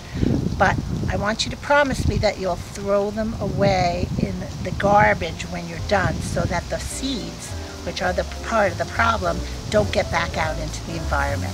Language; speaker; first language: English; native; English